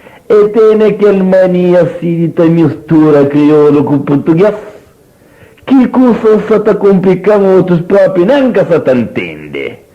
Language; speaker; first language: Portuguese; non-native, local second language; Kabuverdianu